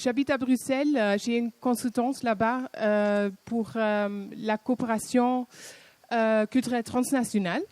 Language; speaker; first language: French; non-native, fluent; Dutch